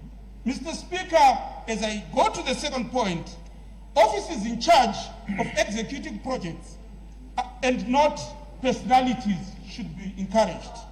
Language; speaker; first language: English; non-native, local second language; Shona